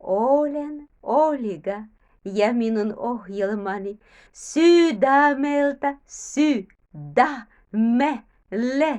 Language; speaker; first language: Finnish; non-native, learner; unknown